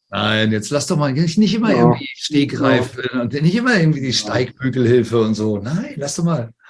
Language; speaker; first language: German; native; German